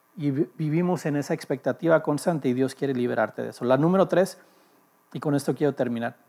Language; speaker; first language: Spanish; early bilingual, heritage; Spanish